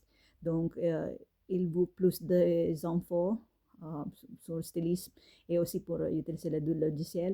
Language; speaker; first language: French; non-native, learner; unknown